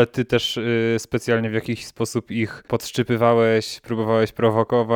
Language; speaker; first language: Polish; native; Polish